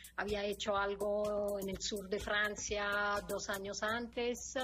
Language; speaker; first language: Spanish; non-native, fluent; Italian